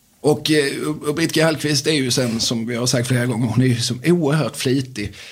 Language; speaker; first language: Swedish; native; Swedish